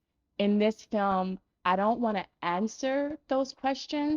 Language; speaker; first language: English; native; English